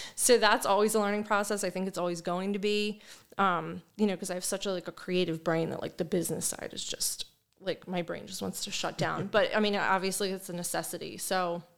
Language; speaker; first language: English; native; English